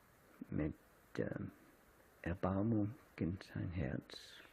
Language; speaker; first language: German; non-native, fluent; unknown